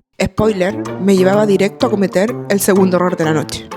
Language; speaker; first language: Spanish; native; Spanish